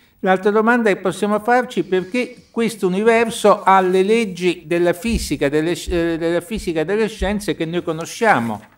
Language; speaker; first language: Italian; native; Italian